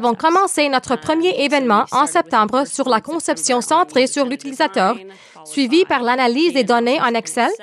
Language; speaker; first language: French; native; French